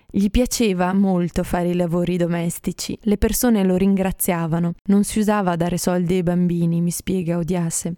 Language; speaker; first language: Italian; native; Italian